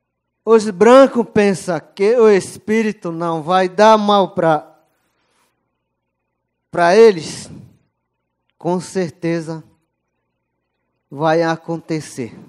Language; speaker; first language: Portuguese; non-native, local second language; Yanomámi